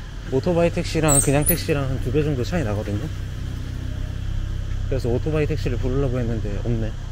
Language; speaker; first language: Korean; native; Korean